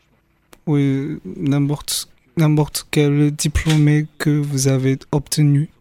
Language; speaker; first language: French; non-native, fluent; Chinese